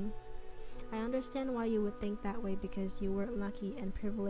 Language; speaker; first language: English; non-native, fluent; Chinese